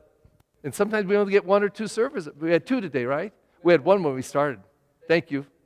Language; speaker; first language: English; native; English